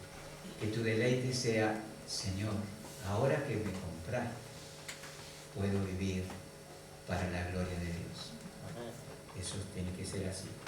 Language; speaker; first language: Spanish; native; Spanish